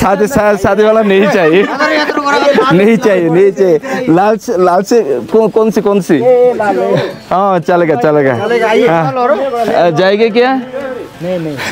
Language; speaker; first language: Hindi; non-native, learner; Bangla